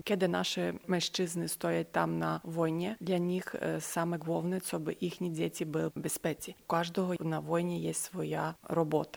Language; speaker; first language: Polish; non-native, learner; Ukrainian